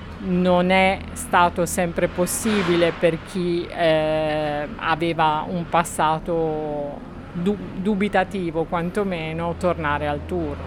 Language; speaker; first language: Italian; native; Italian